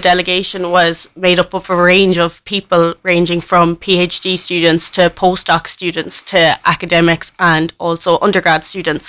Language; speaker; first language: English; native; English